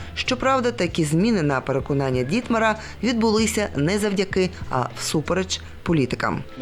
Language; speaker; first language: Ukrainian; native; Ukrainian